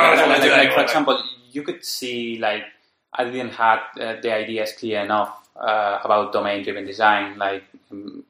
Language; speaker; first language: English; non-native, fluent; Spanish